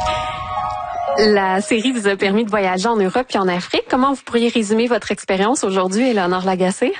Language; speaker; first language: French; native; French